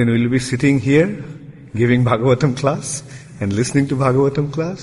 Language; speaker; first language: English; non-native, local second language; Bangla